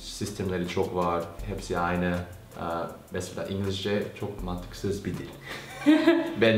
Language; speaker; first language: Turkish; non-native, learner; Korean